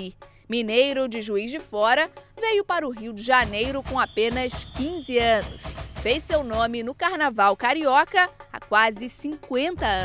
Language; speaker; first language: Portuguese; native; Portuguese